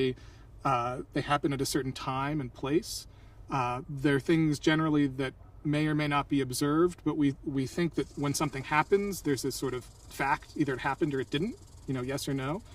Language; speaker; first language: English; native; English